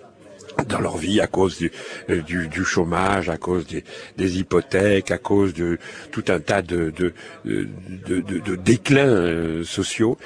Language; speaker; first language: French; native; French